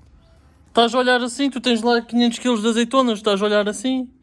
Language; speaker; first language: Portuguese; early bilingual, heritage; Portuguese